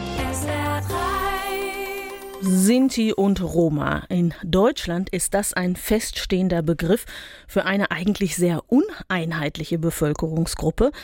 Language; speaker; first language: German; native; German